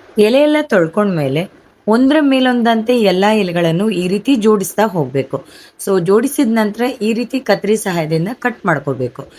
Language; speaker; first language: Kannada; non-native, local second language; Tulu